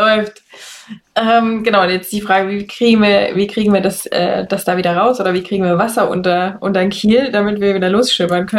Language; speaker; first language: German; native; German